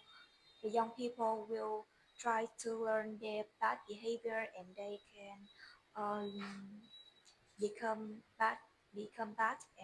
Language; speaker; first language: English; non-native, learner; Vietnamese